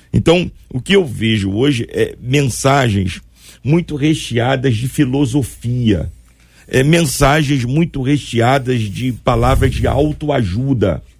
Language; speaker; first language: Portuguese; native; Portuguese